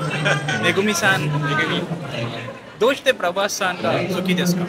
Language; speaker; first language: Japanese; non-native, learner; Telugu